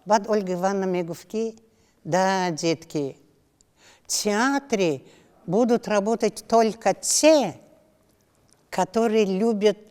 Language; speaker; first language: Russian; non-native, local second language; Tajik